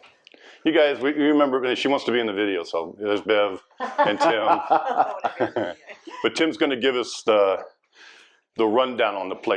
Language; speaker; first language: English; native; English